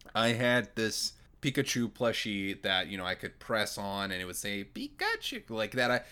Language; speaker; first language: English; non-native, fluent; Portuguese